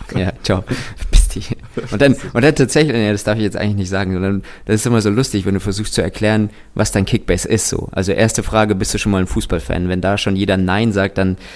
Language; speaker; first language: German; early bilingual, other home language; Russian